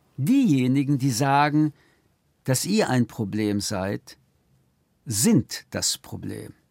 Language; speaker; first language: German; early bilingual, other home language; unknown